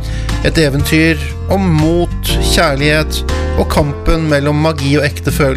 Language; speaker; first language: Norwegian; native; Norwegian